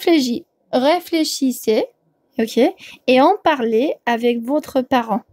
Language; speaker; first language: French; non-native, fluent; English